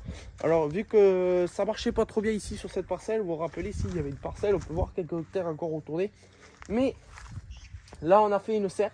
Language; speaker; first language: French; native; French